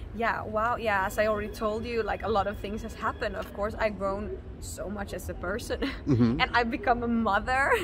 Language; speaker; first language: English; non-native, fluent; Finnish